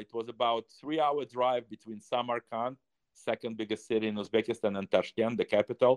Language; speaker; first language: English; non-native, fluent; Russian